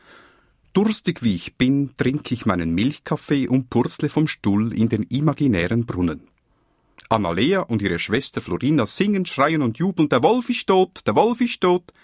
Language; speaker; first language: German; native; German